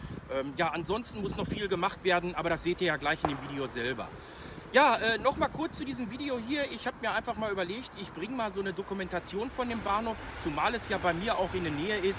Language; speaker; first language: German; native; German